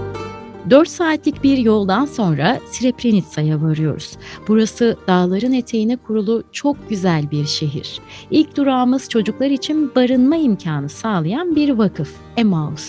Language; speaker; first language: Turkish; native; Turkish